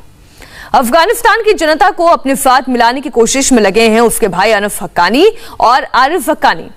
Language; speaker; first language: Hindi; native; Hindi